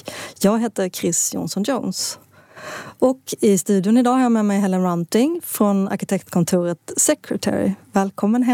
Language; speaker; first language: Swedish; native; Swedish